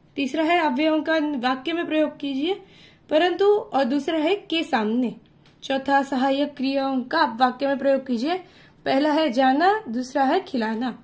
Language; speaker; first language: Hindi; non-native, local second language; Marathi